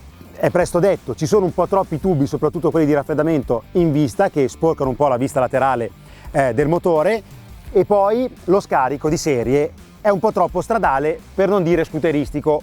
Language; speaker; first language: Italian; native; Italian